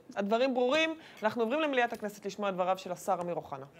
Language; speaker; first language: Hebrew; native; Hebrew